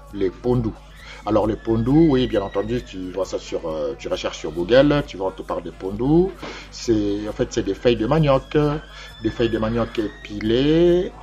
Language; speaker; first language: French; non-native, local second language; Lingala